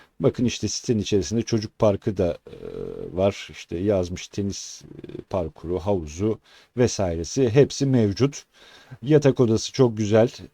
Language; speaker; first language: Turkish; native; Turkish